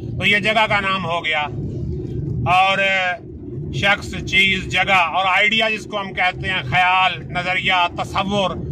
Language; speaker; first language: Urdu; native; Urdu